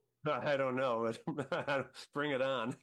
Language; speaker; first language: English; native; English